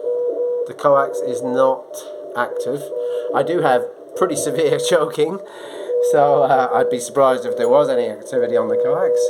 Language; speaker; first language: English; native; English